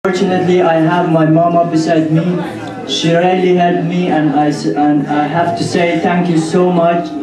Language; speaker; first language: English; non-native, learner; Pashto